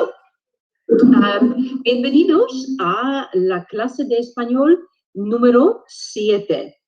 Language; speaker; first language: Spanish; non-native, fluent; English